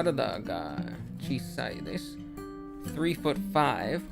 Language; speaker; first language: Japanese; non-native, learner; English